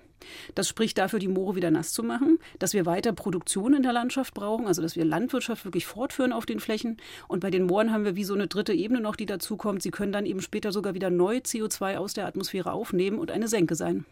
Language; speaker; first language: German; native; German